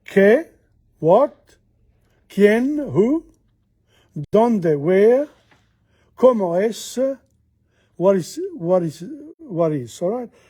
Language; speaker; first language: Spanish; non-native, learner; Italian